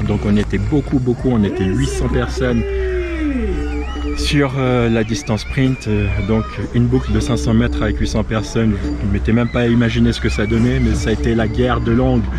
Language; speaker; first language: French; native; French